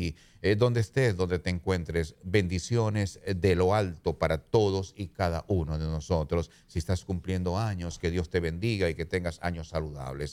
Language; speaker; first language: Spanish; native; Spanish